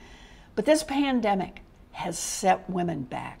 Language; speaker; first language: English; native; English